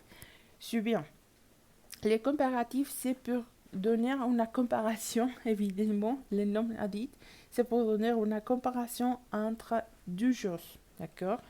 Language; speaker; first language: French; non-native, learner; Spanish